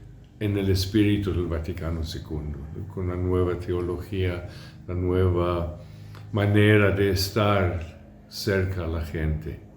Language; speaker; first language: Spanish; non-native, fluent; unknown